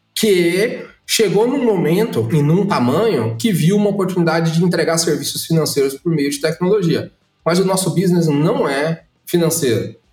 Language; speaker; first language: Portuguese; native; Portuguese